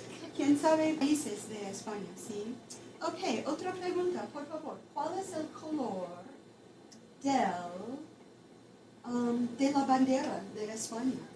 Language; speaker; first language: Spanish; non-native, fluent; English